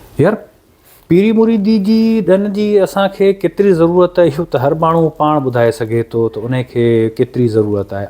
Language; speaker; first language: Sindhi; native; Sindhi